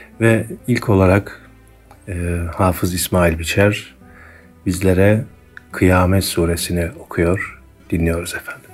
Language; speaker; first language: Turkish; native; Turkish